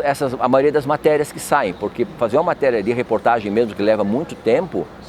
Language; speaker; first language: Portuguese; native; Portuguese